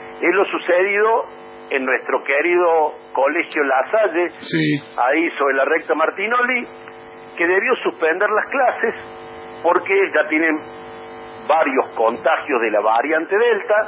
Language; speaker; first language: Spanish; native; Spanish